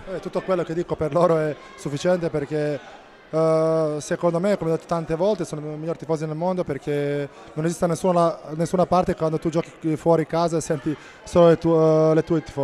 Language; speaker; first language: Italian; non-native, fluent; Serbian